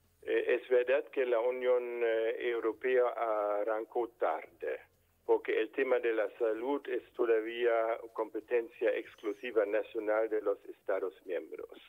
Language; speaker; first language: Spanish; non-native, fluent; German